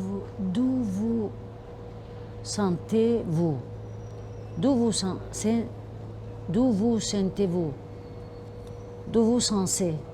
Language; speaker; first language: French; non-native, fluent; Italian